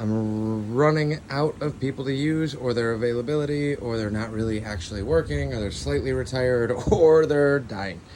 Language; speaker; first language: English; native; English